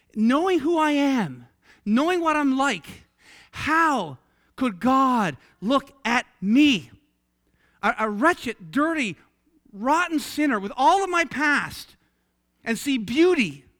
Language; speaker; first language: English; native; English